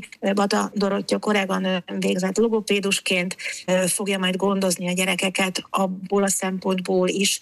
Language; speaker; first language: Hungarian; native; Hungarian